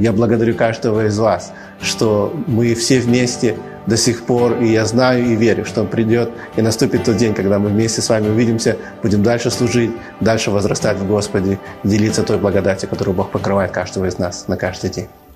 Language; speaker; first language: Russian; native; Russian